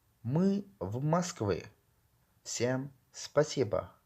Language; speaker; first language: Russian; non-native, local second language; Tajik